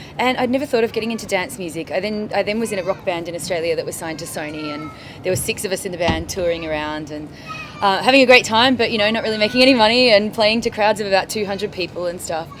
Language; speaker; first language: English; native; English